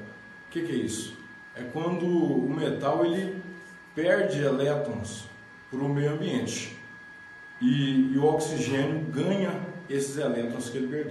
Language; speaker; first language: Portuguese; native; Portuguese